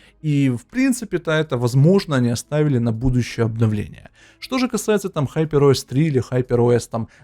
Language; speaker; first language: Russian; native; Russian